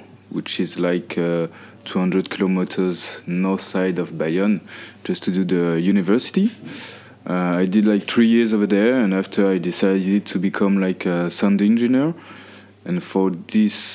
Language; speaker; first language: English; non-native, fluent; French